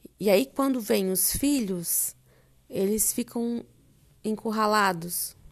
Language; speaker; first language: Portuguese; native; Portuguese